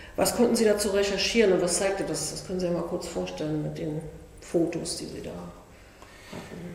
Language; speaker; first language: German; native; German